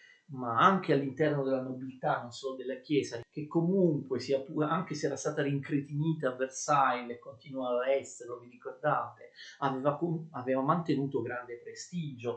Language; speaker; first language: Italian; native; Italian